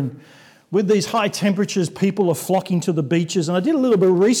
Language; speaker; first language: English; native; English